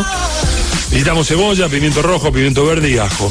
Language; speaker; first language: Spanish; native; Spanish